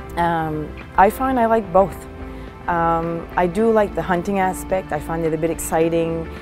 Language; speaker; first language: English; native; English